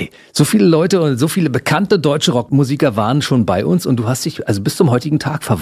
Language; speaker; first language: German; native; German